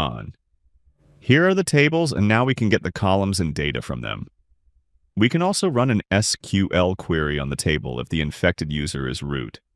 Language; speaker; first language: English; non-native, fluent; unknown